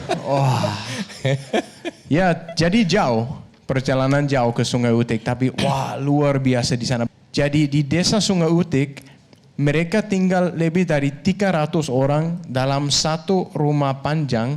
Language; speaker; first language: Indonesian; non-native, fluent; Danish